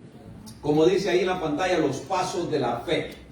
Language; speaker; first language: Spanish; native; Spanish